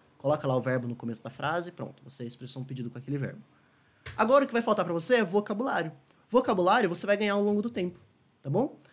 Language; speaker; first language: Portuguese; native; Portuguese